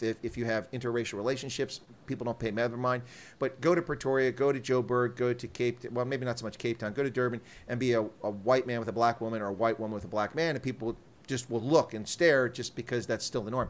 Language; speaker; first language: English; native; English